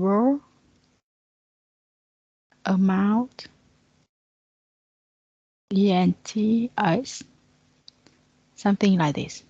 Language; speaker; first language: English; non-native, learner; Vietnamese